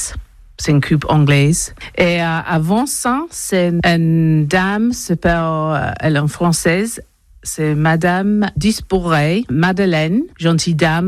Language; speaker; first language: French; non-native, learner; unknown